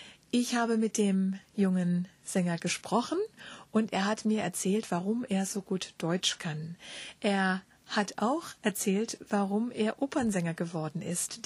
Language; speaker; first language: German; native; German